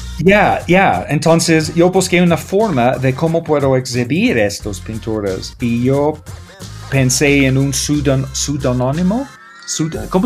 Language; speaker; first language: Spanish; non-native, learner; English